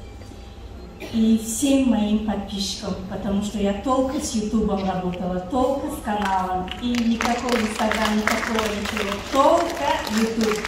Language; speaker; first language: Russian; non-native, fluent; Tajik